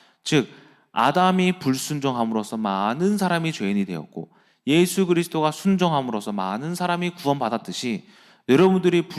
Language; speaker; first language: Korean; native; Korean